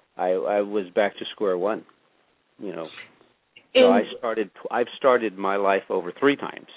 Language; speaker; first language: English; native; English